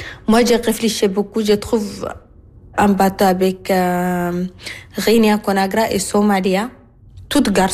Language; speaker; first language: French; non-native, learner; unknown